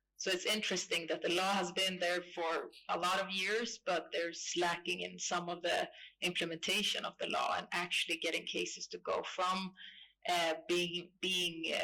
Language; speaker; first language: English; non-native, fluent; Swedish